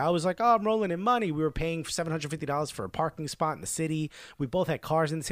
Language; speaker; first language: English; early bilingual, other home language; Spanish